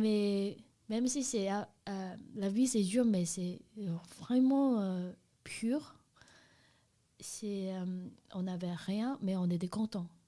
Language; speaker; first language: French; non-native, learner; Chinese